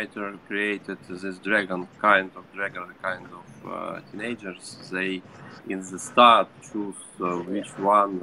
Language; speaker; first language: English; non-native, learner; Ukrainian